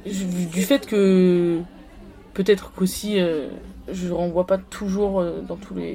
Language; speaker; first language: French; native; French